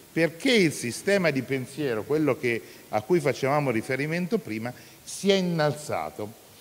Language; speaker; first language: Italian; native; Italian